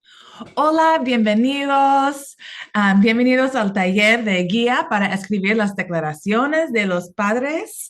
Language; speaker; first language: Spanish; non-native, fluent; English